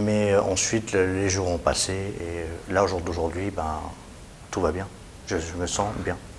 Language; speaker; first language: French; native; French